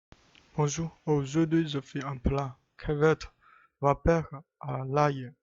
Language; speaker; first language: French; non-native, learner; Chinese